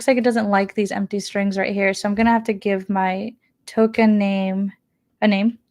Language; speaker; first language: English; native; English